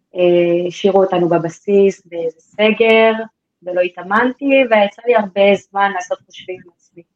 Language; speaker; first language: Hebrew; native; Hebrew